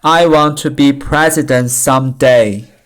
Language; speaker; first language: English; non-native, learner; Chinese